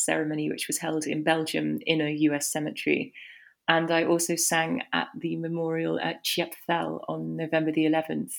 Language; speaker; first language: English; native; English